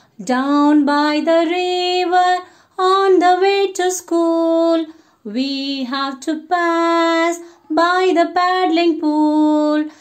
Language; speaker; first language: English; non-native, local second language; Tamil